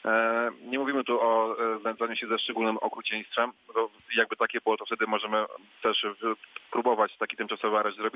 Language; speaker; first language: Polish; native; Polish